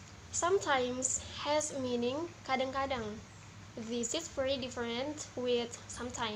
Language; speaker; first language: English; non-native, learner; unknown